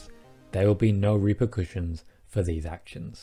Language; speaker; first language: English; native; English